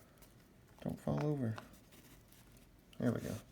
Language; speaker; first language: English; native; English